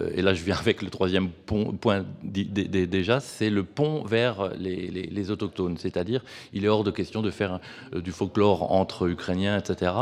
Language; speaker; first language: French; native; French